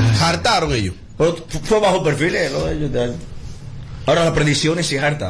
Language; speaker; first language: Spanish; native; Spanish